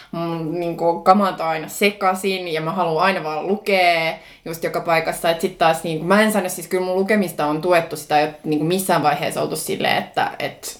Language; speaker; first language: Finnish; non-native, local second language; Swedish